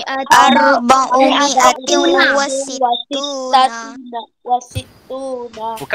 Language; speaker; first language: Arabic; non-native, learner; Malay